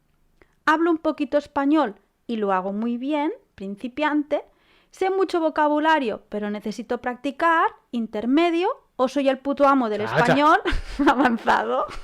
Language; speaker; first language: Spanish; native; Spanish